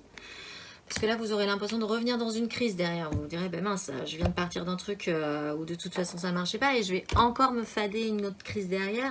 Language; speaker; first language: French; native; French